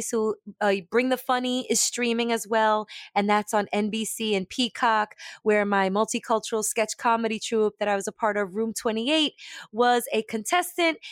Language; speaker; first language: English; early bilingual, other home language; Spanish